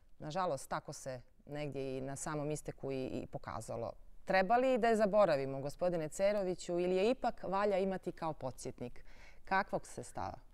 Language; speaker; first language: Serbian; native; Serbian